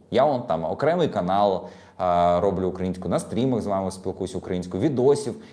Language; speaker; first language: Ukrainian; non-native, local second language; Russian